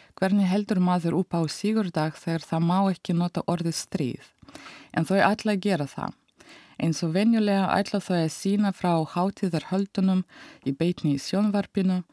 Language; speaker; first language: Icelandic; non-native, fluent; Russian